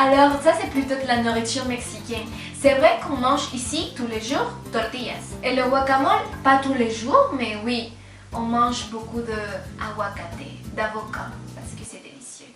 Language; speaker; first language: French; non-native, fluent; Spanish